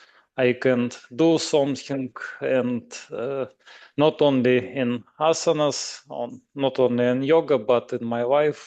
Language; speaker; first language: English; non-native, learner; Russian